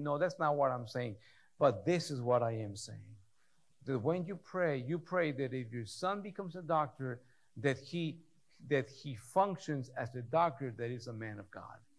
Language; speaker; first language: English; early bilingual, other home language; Spanish